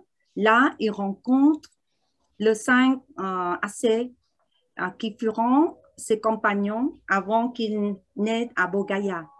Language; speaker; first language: French; non-native, learner; Vietnamese